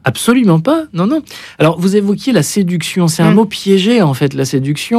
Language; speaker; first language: French; native; French